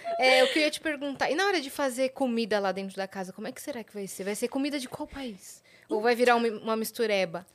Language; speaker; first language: Portuguese; native; Portuguese